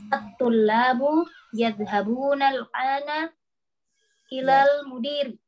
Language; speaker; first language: Arabic; non-native, learner; Indonesian